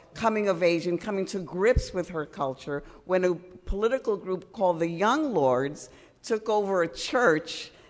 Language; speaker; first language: English; early bilingual, other home language; Spanish